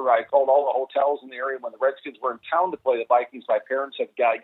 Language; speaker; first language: English; native; English